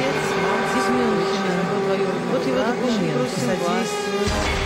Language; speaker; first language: Russian; native; Russian